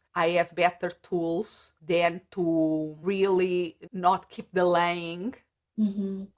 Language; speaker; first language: English; non-native, fluent; Portuguese